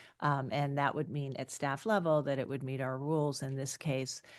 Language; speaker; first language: English; native; English